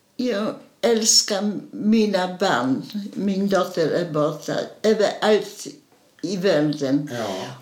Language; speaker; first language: Swedish; non-native, fluent; Polish